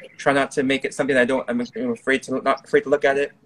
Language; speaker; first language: English; native; English